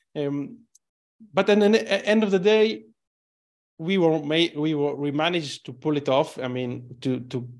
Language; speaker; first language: English; non-native, fluent; Hebrew